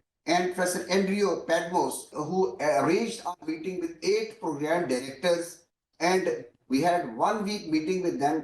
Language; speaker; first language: English; non-native, local second language; Urdu